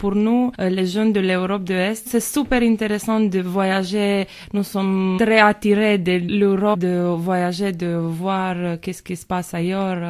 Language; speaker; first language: French; non-native, fluent; Romanian